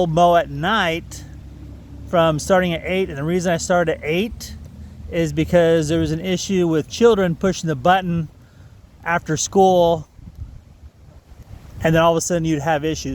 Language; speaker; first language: English; native; English